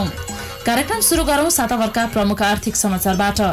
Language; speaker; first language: Nepali; native; Nepali